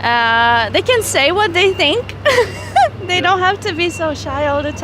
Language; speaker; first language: English; non-native, fluent; Hebrew